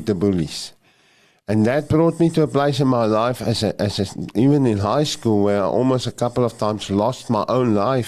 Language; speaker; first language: English; non-native, local second language; Afrikaans